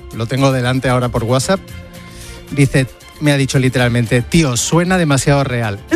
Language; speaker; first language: Spanish; native; Spanish